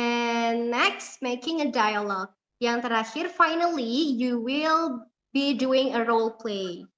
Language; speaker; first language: English; non-native, fluent; Indonesian